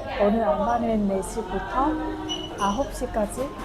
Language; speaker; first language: Korean; non-native, learner; Vietnamese